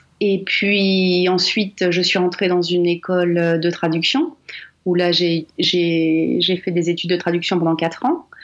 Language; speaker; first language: French; native; French